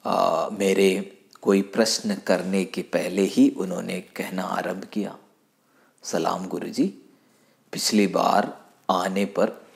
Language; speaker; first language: Hindi; non-native, local second language; Malayalam